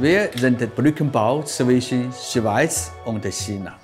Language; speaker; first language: German; non-native, learner; Chinese